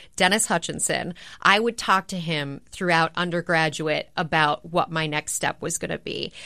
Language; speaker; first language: English; native; English